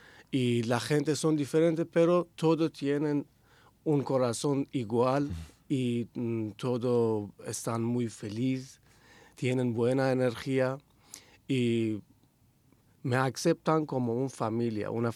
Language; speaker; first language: Spanish; non-native, learner; Persian